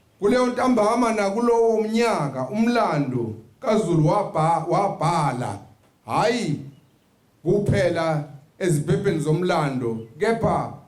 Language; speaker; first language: Zulu; native; Zulu